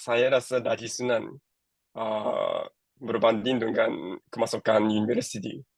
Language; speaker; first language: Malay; non-native, learner; Japanese